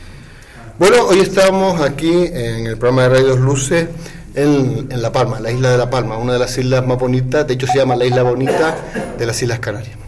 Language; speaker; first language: Spanish; native; Spanish